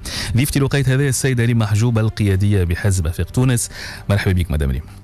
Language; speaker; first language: Arabic; native; Arabic